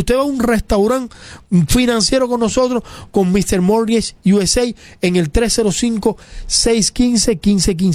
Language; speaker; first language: Spanish; native; Spanish